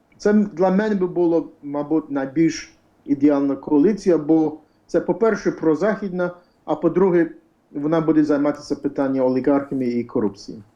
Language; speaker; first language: Ukrainian; early bilingual, heritage; English